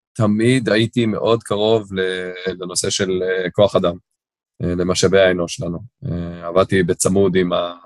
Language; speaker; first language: Hebrew; native; Hebrew